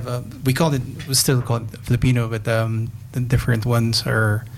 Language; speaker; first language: English; non-native, local second language; Cebuano